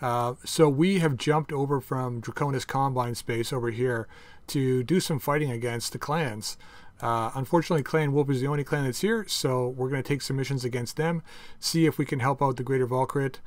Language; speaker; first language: English; native; English